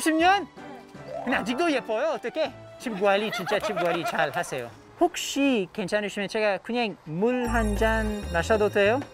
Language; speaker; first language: Korean; non-native, learner; English